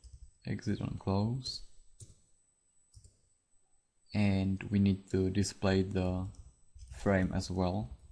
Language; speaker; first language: English; non-native, fluent; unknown